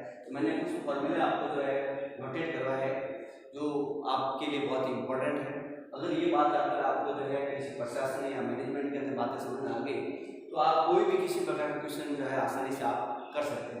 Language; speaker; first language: Hindi; native; Hindi